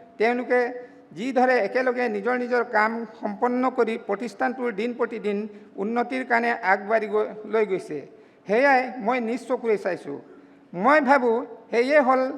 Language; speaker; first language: Assamese; non-native, local second language; Mising